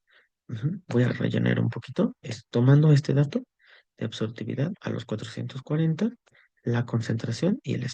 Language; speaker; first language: Spanish; native; Spanish